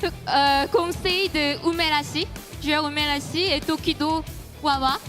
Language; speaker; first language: French; non-native, learner; Korean